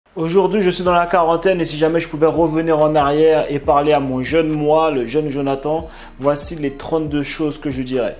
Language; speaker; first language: French; native; French